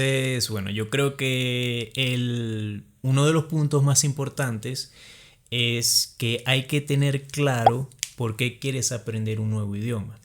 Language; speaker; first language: Spanish; native; Spanish